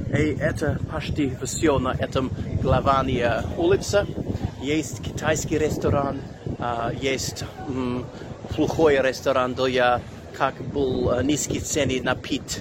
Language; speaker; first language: Russian; non-native, learner; English